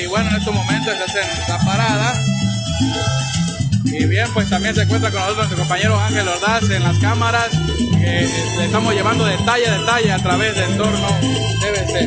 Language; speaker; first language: Spanish; native; Spanish